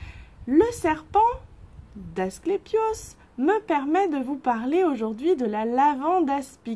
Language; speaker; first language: French; native; French